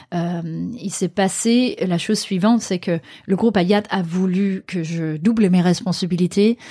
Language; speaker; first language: French; non-native, fluent; Danish